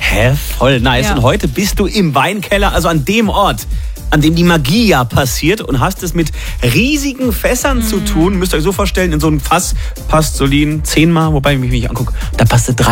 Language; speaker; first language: German; native; German